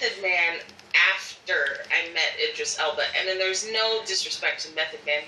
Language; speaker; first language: English; native; English